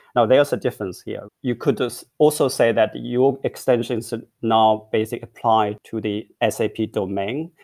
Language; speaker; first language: English; non-native, fluent; Chinese